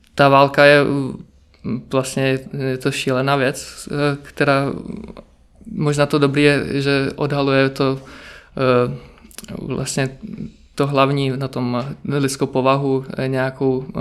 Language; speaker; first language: Czech; early bilingual, other home language; Ukrainian